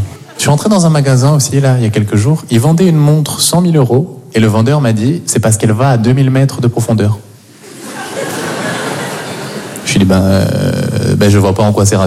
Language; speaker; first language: French; native; French